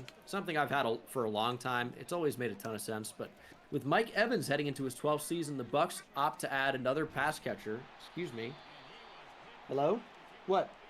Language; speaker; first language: English; native; English